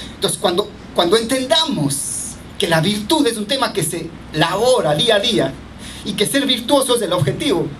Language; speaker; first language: Spanish; native; Spanish